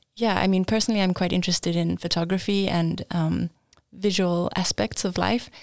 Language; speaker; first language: English; native; English